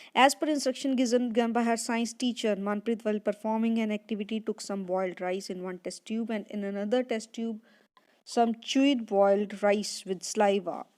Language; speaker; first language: English; non-native, local second language; Punjabi